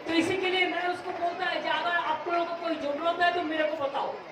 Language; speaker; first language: Hindi; non-native, local second language; Bangla